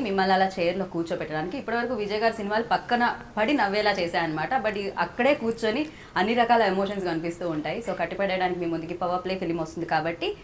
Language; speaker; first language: Telugu; native; Telugu